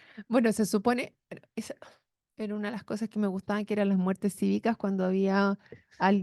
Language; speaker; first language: Spanish; native; Spanish